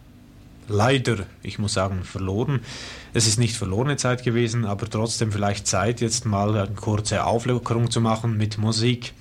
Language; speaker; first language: German; native; German